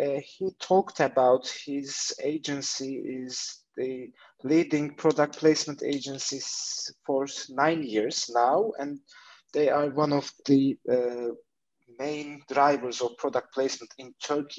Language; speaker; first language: English; non-native, fluent; Turkish